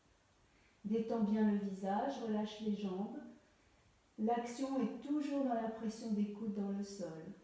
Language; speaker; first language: French; native; French